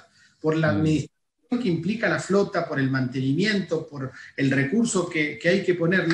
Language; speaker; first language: Spanish; native; Spanish